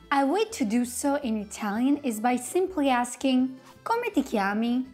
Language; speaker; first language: English; non-native, fluent; Italian